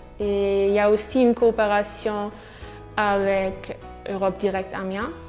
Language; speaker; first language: French; non-native, fluent; German